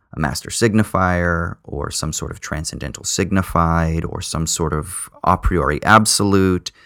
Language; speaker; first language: English; native; English